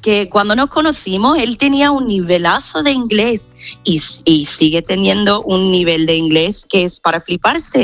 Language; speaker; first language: Spanish; non-native, fluent; English